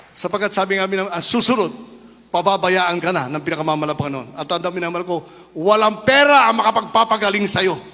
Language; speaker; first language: Filipino; non-native, local second language; Iloko